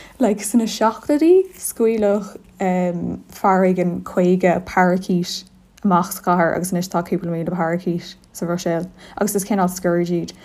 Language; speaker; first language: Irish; non-native, local second language; English